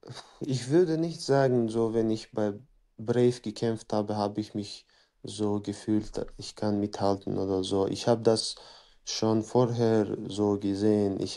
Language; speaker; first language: German; non-native, fluent; Chechen